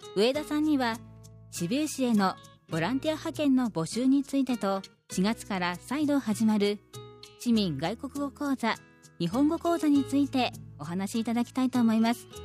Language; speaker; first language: Japanese; native; Japanese